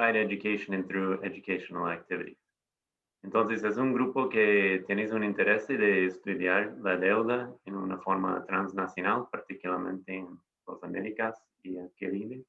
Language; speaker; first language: Spanish; non-native, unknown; English